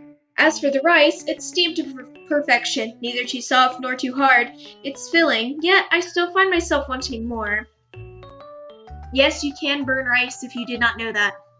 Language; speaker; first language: English; native; English